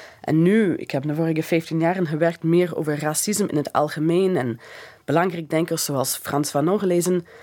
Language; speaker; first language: Dutch; non-native, fluent; English